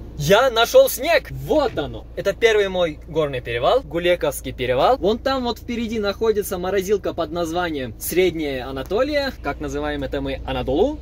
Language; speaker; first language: Russian; non-native, fluent; Turkish